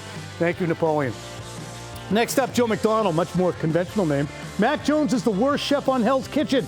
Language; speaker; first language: English; native; English